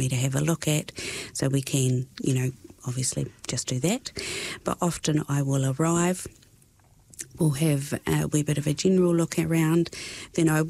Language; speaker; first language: English; native; English